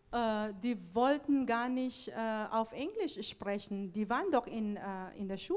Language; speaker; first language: German; non-native, fluent; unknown